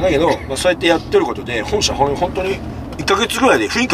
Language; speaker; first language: Japanese; native; Japanese